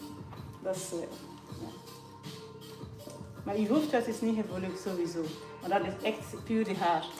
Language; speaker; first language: Dutch; non-native, fluent; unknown